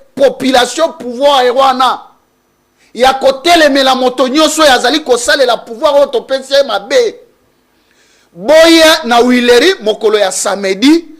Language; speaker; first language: Lingala; native; Lingala